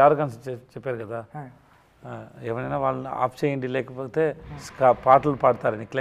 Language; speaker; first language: Telugu; non-native, learner; Tamil